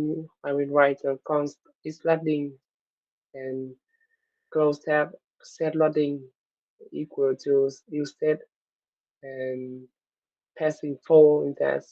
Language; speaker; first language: English; non-native, learner; Vietnamese